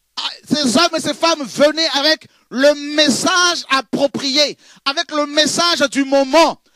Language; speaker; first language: French; non-native, local second language; Lingala